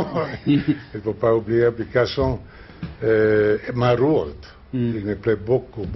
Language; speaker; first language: French; non-native, learner; Spanish